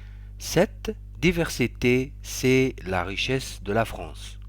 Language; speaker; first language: French; non-native, fluent; Arabic